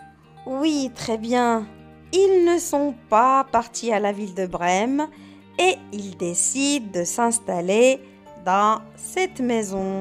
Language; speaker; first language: French; non-native, local second language; Arabic